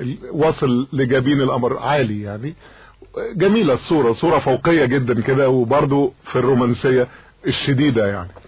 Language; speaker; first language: Arabic; native; Arabic